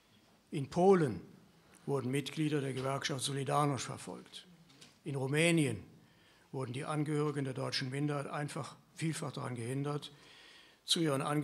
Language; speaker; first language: German; native; German